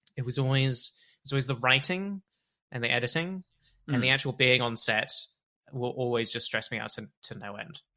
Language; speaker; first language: English; native; English